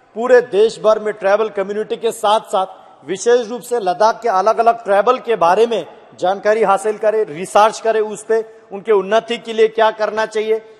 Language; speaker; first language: Hindi; native; Hindi